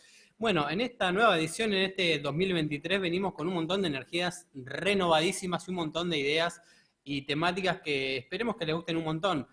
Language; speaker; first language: Spanish; native; Spanish